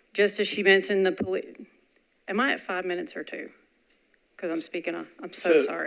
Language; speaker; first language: English; native; English